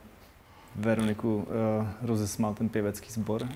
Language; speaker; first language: Czech; native; Czech